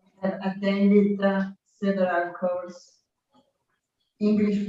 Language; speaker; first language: English; non-native, learner; Italian